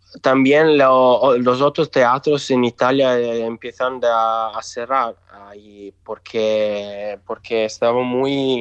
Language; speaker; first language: Spanish; non-native, local second language; Italian